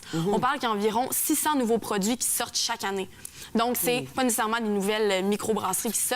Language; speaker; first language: French; native; French